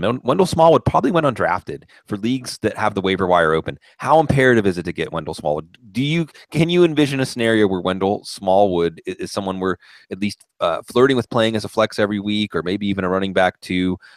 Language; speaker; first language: English; native; English